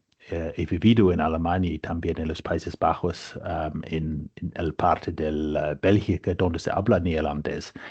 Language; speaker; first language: Spanish; non-native, fluent; English